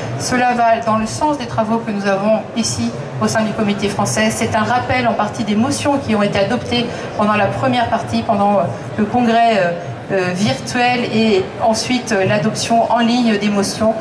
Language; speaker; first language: French; native; French